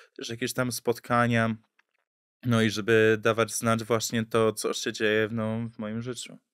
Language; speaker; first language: Polish; early bilingual, heritage; English